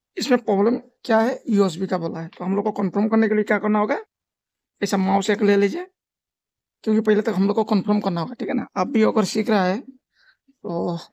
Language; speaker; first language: Hindi; non-native, local second language; Nepali